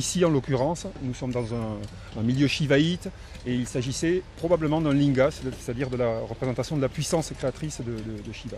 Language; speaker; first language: French; native; French